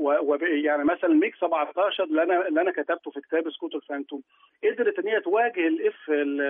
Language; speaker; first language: Arabic; native; Arabic